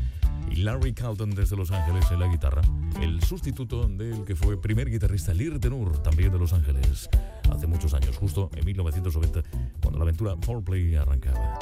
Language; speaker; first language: Spanish; native; Spanish